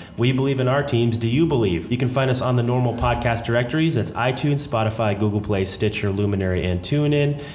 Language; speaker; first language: English; native; English